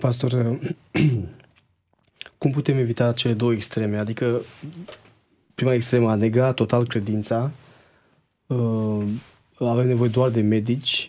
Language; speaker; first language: Romanian; native; Romanian